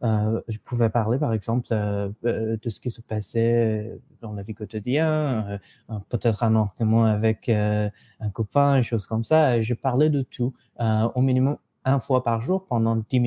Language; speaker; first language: French; non-native, fluent; English